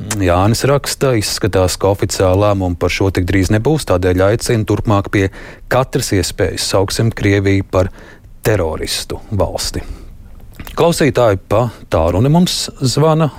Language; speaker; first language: Latvian; native; Latvian